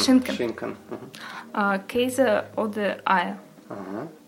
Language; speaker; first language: German; non-native, learner; Russian